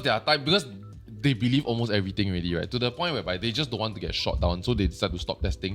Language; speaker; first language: English; native; English